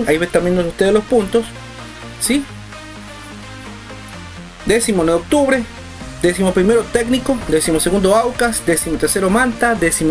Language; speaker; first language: Spanish; native; Spanish